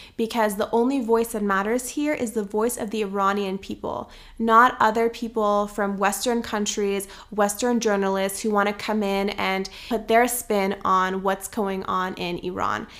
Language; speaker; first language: English; early bilingual, other home language; Persian